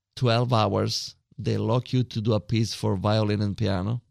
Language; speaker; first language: English; non-native, fluent; Italian